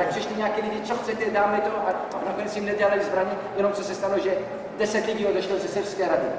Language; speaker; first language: Czech; non-native, fluent; Arabic